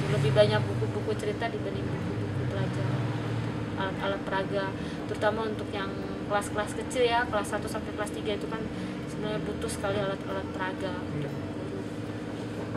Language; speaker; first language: Indonesian; native; Indonesian